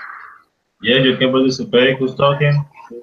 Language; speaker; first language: English; non-native, fluent; Spanish